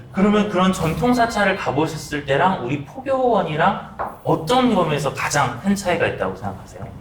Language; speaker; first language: Korean; native; Korean